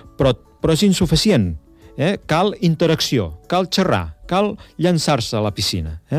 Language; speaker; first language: Catalan; native; Catalan